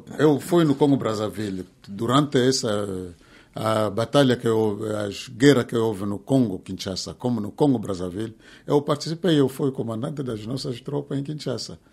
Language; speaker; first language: Portuguese; non-native, fluent; Kongo